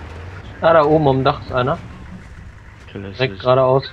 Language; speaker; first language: German; native; German